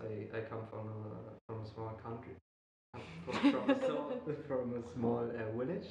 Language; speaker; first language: English; non-native, fluent; German